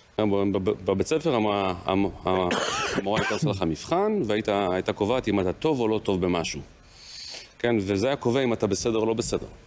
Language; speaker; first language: Hebrew; native; Hebrew